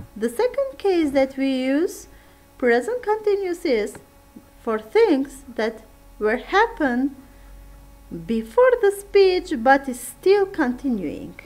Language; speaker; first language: English; non-native, fluent; Turkish